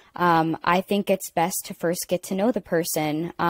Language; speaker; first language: English; native; English